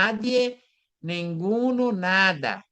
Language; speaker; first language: Spanish; non-native, learner; Portuguese